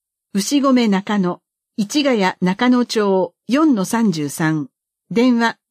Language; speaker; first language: Japanese; native; Japanese